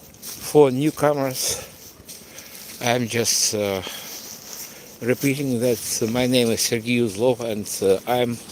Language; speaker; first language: English; non-native, fluent; Russian